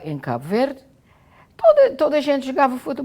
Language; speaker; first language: Portuguese; non-native, local second language; Kabuverdianu